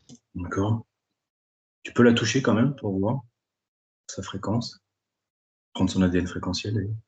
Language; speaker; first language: French; native; French